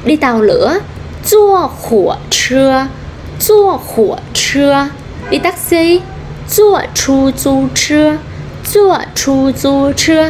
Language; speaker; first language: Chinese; non-native, fluent; Vietnamese